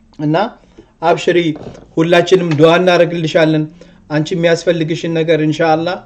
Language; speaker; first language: Amharic; early bilingual, heritage; Amharic